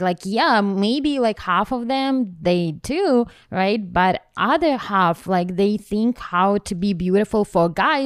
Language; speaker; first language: English; non-native, learner; Ukrainian